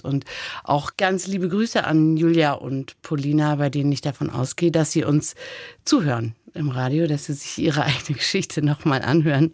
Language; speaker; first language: German; native; German